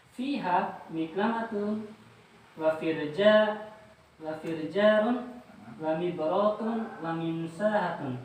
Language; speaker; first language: Arabic; non-native, learner; Indonesian